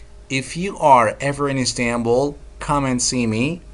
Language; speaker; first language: English; non-native, fluent; Turkish